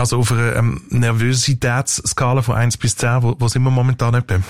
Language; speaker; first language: German; native; German